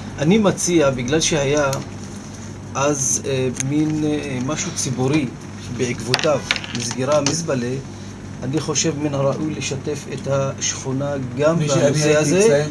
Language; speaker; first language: Hebrew; non-native, local second language; Arabic